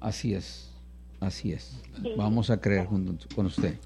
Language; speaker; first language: Spanish; early bilingual, heritage; Spanish